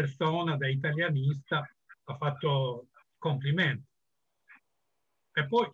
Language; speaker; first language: Italian; non-native, fluent; Albanian